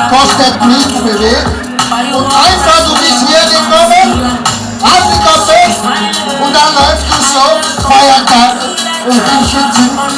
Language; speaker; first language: German; non-native, learner; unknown